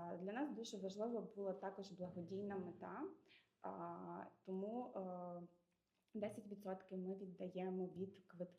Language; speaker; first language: Ukrainian; native; Ukrainian